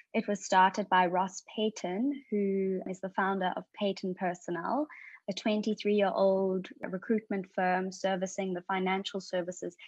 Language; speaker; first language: English; native; English